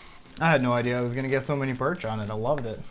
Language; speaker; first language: English; native; English